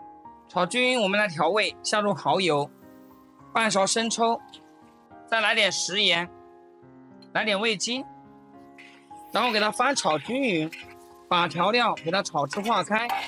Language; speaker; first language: Chinese; native; Chinese